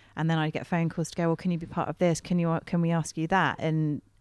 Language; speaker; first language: English; native; English